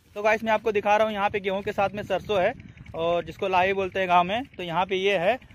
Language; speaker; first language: Hindi; native; Hindi